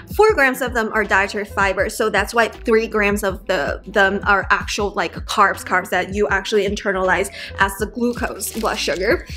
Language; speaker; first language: English; non-native, fluent; Chinese